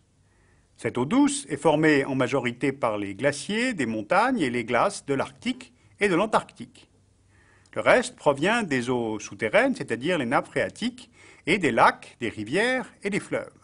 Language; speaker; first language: French; native; French